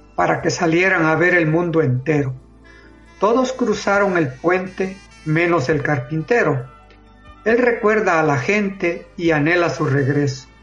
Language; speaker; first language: Spanish; native; Spanish